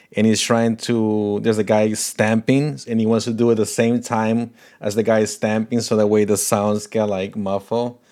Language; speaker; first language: English; non-native, fluent; Portuguese